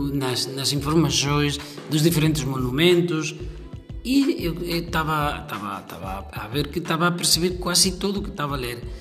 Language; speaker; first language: Portuguese; non-native, fluent; Spanish